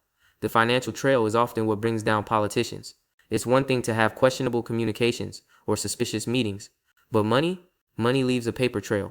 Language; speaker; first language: English; native; English